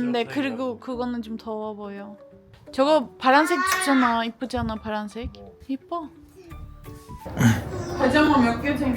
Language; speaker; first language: Korean; non-native, fluent; Turkish